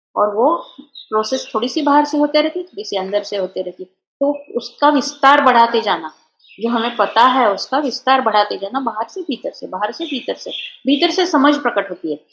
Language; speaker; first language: Hindi; non-native, local second language; Marathi